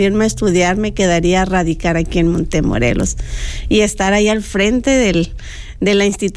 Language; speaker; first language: Spanish; native; Spanish